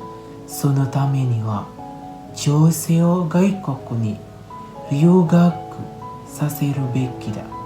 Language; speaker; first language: Japanese; non-native, learner; Indonesian